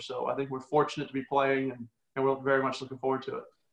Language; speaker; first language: English; native; English